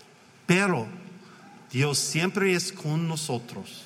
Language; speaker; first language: Spanish; non-native, learner; English